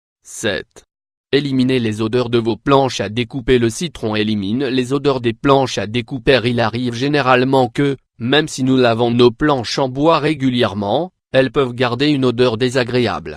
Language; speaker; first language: French; native; French